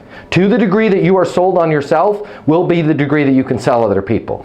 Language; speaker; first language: English; native; English